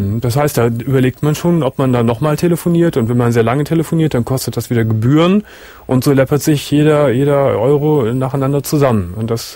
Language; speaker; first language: German; native; German